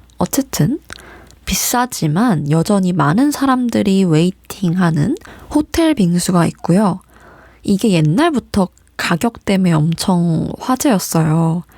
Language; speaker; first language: Korean; native; Korean